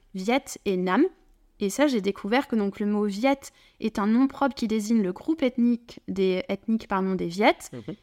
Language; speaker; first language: French; native; French